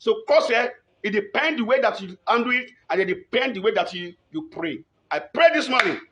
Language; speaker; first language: English; non-native, local second language; Yoruba